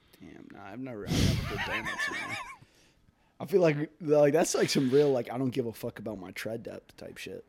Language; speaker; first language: English; native; English